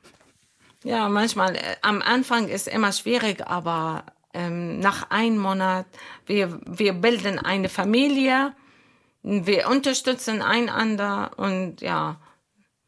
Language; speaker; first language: German; non-native, fluent; Arabic